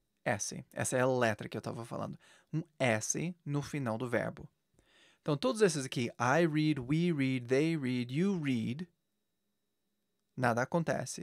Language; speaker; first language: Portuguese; non-native, fluent; English